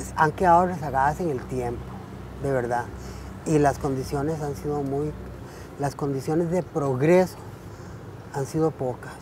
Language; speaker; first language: Spanish; native; Spanish